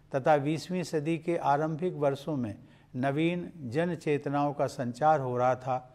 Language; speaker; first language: Hindi; native; Hindi